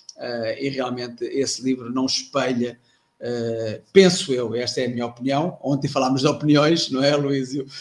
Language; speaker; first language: Portuguese; native; Portuguese